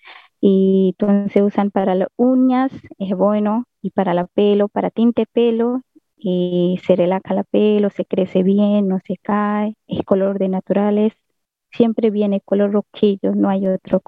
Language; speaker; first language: Spanish; non-native, learner; Hindi